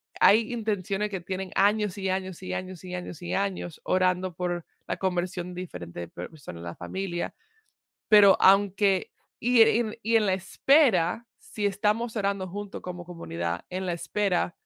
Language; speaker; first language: Spanish; early bilingual, heritage; Spanish